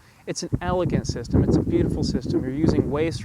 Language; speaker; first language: English; native; English